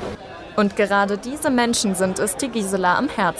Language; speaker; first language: German; native; German